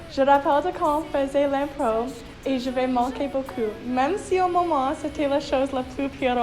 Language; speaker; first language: French; non-native, local second language; English